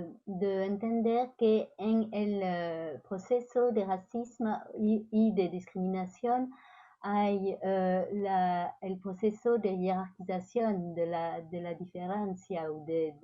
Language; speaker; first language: Spanish; non-native, learner; French